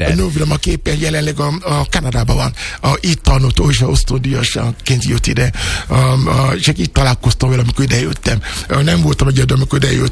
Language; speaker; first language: Hungarian; non-native, fluent; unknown